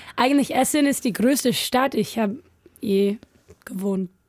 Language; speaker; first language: German; non-native, learner; English